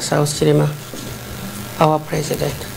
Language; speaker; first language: English; non-native, local second language; Nyanja